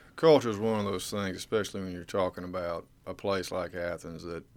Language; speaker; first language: English; native; English